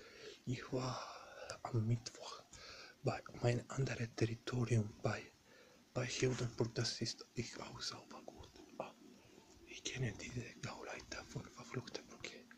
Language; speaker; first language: German; non-native, learner; Bosnian